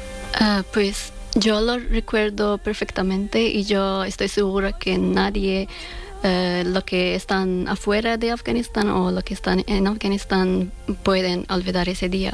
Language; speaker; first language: Spanish; non-native, fluent; Persian